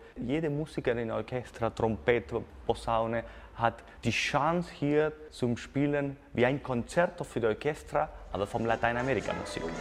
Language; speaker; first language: German; non-native, fluent; Spanish